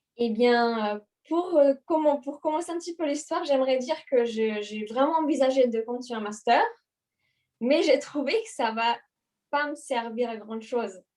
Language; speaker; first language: French; non-native, fluent; Hungarian